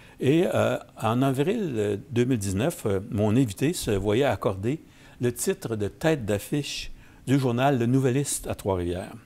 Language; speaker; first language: French; native; French